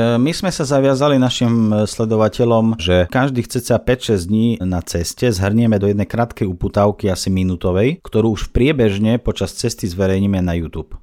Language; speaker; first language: Slovak; non-native, fluent; Russian